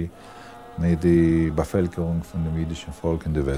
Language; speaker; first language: German; non-native, learner; Yiddish